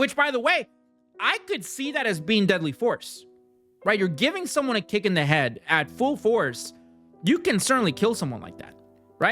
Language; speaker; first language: English; native; English